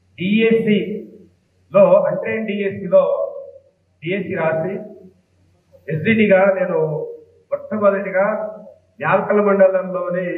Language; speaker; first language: Telugu; non-native, local second language; Lambadi